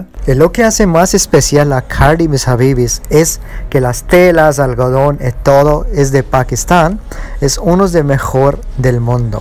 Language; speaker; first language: Spanish; non-native, fluent; Urdu